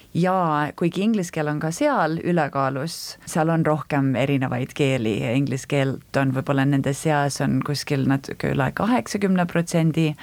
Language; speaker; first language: Estonian; early bilingual, heritage; Estonian